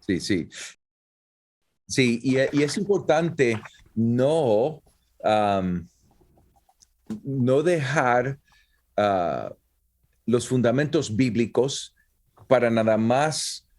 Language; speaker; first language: Spanish; early bilingual, heritage; Spanish